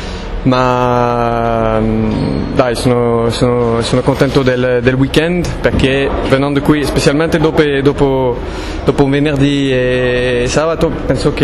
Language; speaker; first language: Italian; non-native, fluent; French